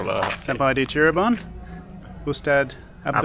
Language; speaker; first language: Indonesian; non-native, learner; English